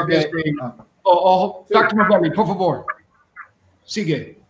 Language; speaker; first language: Spanish; non-native, learner; English